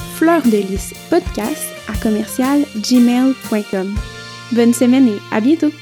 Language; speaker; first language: French; native; French